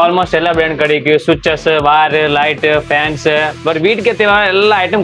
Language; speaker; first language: Malayalam; non-native, learner; Tamil